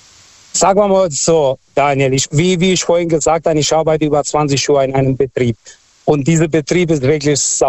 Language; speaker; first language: German; non-native, fluent; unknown